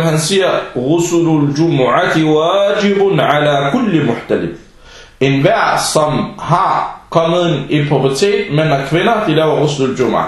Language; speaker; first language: Danish; non-native, fluent; Arabic